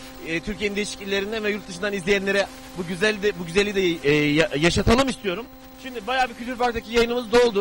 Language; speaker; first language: Turkish; native; Turkish